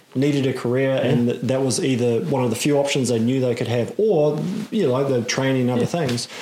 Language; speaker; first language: English; native; English